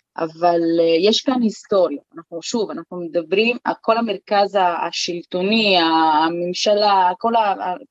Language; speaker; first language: Hebrew; non-native, local second language; Arabic